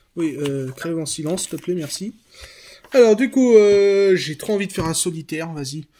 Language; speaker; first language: French; native; French